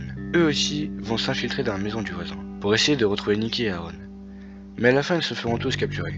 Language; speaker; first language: French; native; French